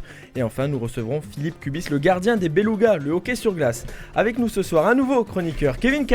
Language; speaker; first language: French; native; French